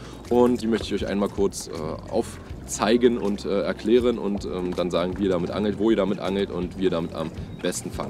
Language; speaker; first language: German; native; German